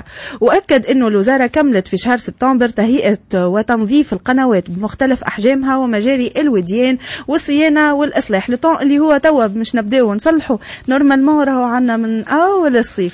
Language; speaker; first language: Arabic; native; Arabic